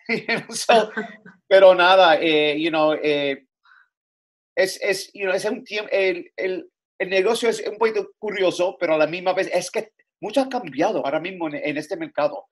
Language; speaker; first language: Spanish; early bilingual, other home language; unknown